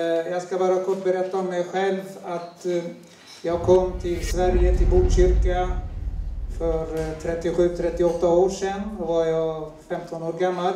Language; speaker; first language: Swedish; non-native, fluent; Turoyo